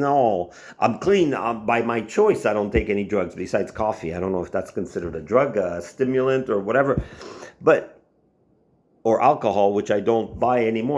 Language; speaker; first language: English; non-native, local second language; French